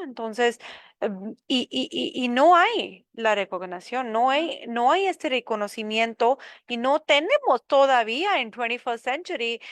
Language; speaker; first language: Spanish; non-native, learner; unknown